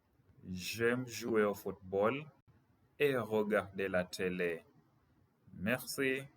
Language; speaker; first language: French; non-native, fluent; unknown